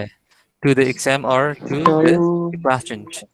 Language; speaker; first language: English; non-native, fluent; Indonesian